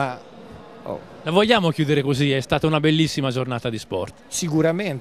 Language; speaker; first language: Italian; native; Italian